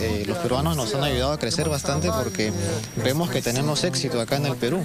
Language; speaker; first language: Spanish; non-native, fluent; Ukrainian